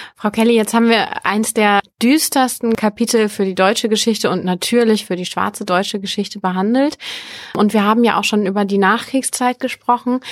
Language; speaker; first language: German; native; German